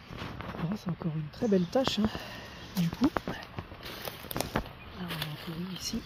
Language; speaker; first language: French; native; French